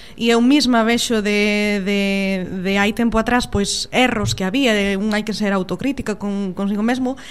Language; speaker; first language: Galician; native; Galician